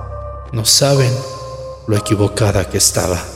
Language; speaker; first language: Spanish; native; Spanish